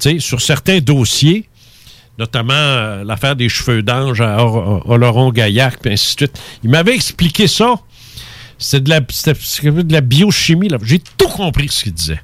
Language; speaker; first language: French; early bilingual, other home language; Spanish